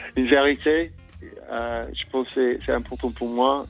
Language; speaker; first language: French; non-native, fluent; English